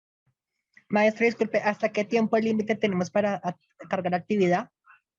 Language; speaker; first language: Spanish; native; Spanish